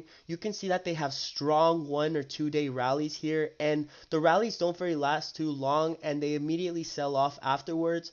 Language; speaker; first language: English; native; English